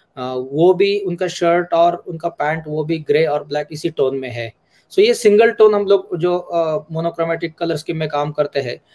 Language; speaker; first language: Hindi; non-native, local second language; Marathi